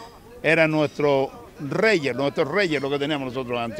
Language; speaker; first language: Spanish; native; Spanish